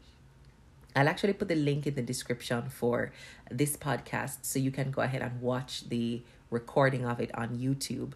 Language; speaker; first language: English; non-native, local second language; Jamaican Creole English